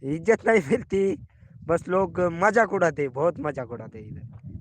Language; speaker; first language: Hindi; non-native, local second language; Marathi